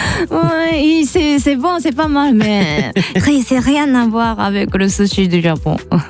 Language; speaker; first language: French; non-native, fluent; Japanese